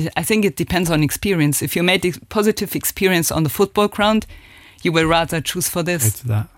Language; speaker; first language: English; non-native, fluent; German